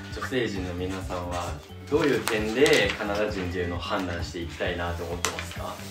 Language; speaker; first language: Japanese; native; Japanese